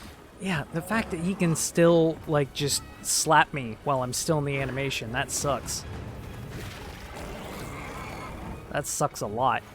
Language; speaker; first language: English; native; English